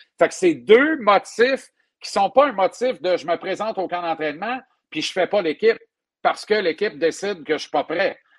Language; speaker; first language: French; native; French